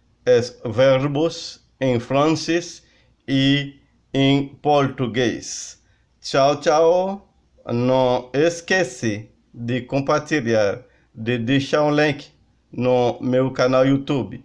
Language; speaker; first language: Portuguese; non-native, learner; Haitian Creole